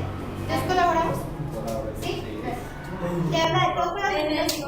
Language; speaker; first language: Spanish; native; Spanish